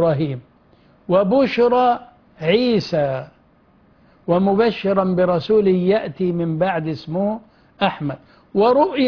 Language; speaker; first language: Arabic; native; Arabic